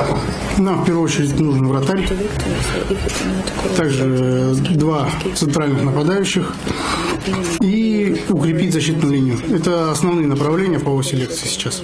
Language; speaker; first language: Russian; native; Russian